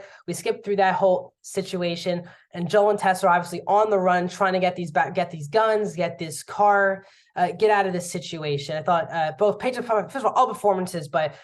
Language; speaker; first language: English; native; English